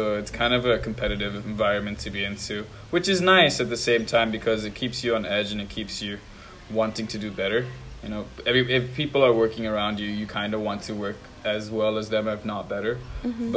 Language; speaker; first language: English; non-native, local second language; Tamil